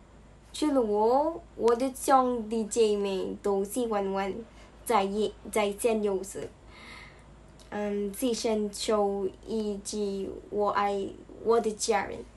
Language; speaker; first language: Chinese; non-native, learner; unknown